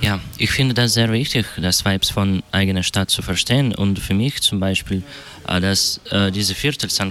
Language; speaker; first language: German; non-native, learner; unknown